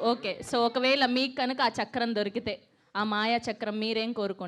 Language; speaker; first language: Telugu; native; Telugu